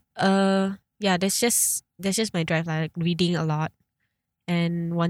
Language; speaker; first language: English; non-native, local second language; Malay